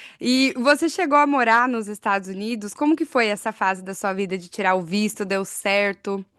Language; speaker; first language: Portuguese; native; Portuguese